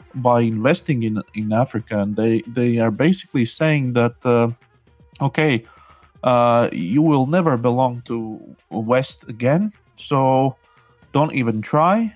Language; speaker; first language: English; non-native, fluent; Latvian